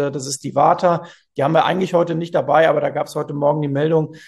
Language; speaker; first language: German; native; German